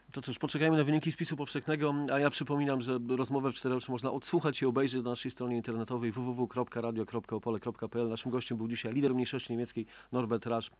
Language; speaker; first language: Polish; native; Polish